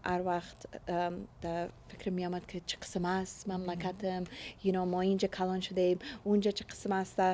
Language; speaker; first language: Persian; early bilingual, heritage; Persian